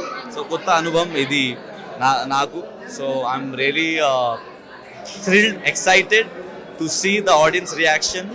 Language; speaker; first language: Telugu; non-native, learner; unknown